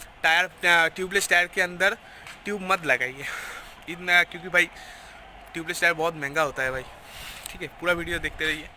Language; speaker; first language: Hindi; non-native, local second language; Bangla